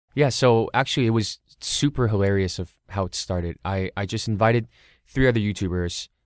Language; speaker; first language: English; early bilingual, other home language; Cantonese